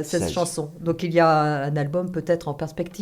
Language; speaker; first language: French; native; French